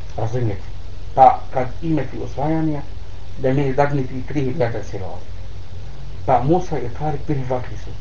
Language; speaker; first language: Bosnian; non-native, learner; Arabic